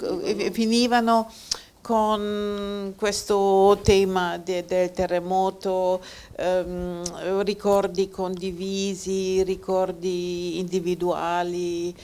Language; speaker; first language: Italian; non-native, fluent; German